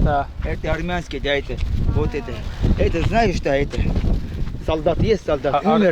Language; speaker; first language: Russian; non-native, local second language; Armenian